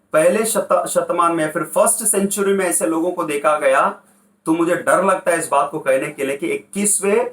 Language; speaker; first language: Hindi; non-native, local second language; Kannada